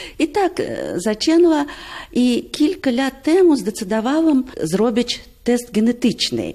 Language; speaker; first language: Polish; non-native, learner; Russian